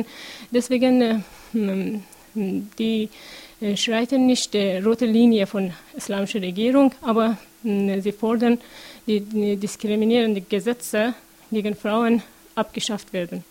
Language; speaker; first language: German; non-native, learner; Persian